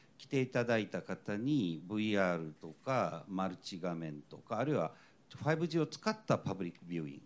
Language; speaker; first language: Japanese; native; Japanese